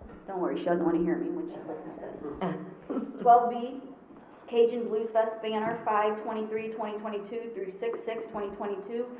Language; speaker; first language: English; native; English